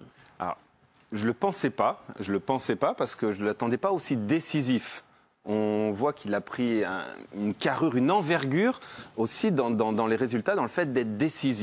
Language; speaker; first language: French; native; French